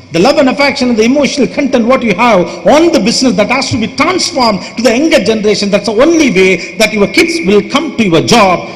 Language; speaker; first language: English; non-native, local second language; Tamil